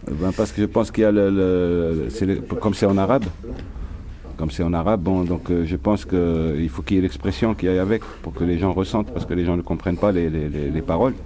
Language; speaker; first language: French; non-native, local second language; Arabic